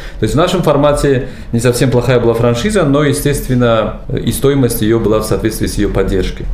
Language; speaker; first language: Russian; non-native, local second language; Tajik